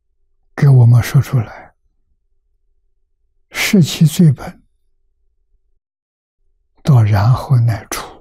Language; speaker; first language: Chinese; native; Chinese